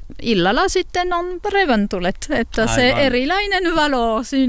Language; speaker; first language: Finnish; non-native, learner; French